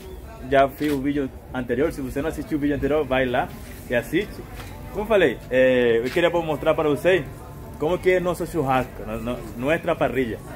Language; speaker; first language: Portuguese; non-native, fluent; Spanish